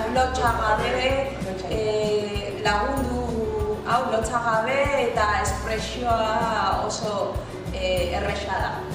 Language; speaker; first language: Basque; non-native, learner; Spanish